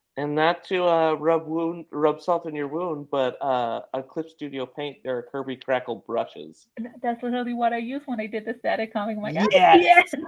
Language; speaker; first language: English; non-native, fluent; Spanish